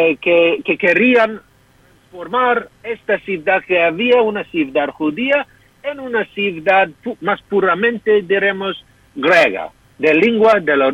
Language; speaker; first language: Spanish; non-native, fluent; English